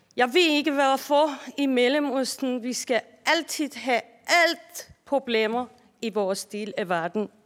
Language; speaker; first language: Danish; non-native, fluent; Persian